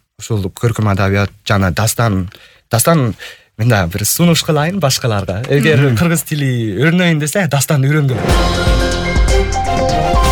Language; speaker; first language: Kyrgyz; non-native, fluent; English